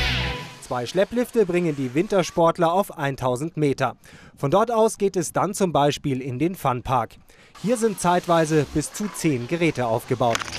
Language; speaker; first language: German; native; German